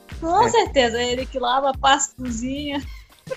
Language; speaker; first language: Portuguese; native; Portuguese